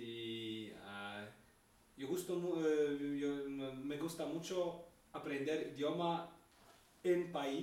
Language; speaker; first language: Spanish; non-native, learner; Polish